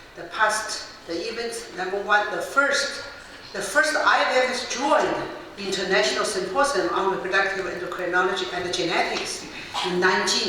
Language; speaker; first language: English; non-native, fluent; Chinese